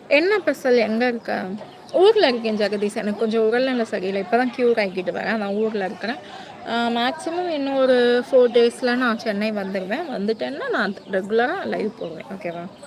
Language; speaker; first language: Tamil; non-native, local second language; Telugu